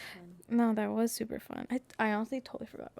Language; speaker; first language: English; native; English